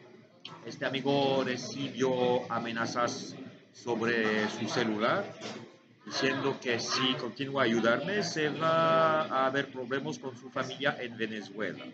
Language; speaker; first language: Spanish; non-native, learner; French